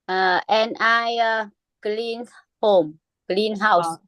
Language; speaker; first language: English; non-native, learner; Vietnamese